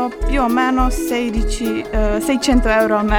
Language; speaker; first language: Italian; non-native, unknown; Czech